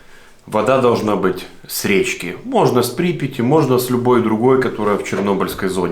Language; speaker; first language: Russian; native; Russian